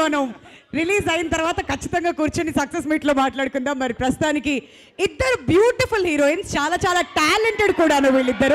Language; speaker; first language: Telugu; native; Telugu